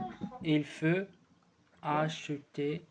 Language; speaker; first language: French; non-native, learner; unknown